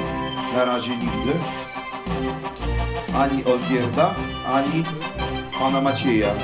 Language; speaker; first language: Polish; native; Polish